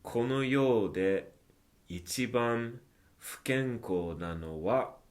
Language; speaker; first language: Japanese; non-native, fluent; English